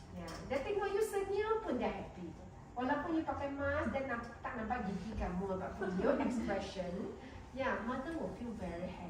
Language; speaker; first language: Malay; non-native, local second language; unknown